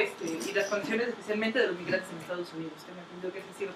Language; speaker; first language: Spanish; native; Spanish